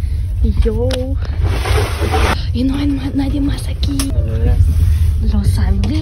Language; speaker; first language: Spanish; non-native, fluent; Russian